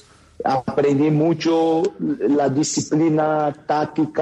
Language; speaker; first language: Spanish; non-native, fluent; Portuguese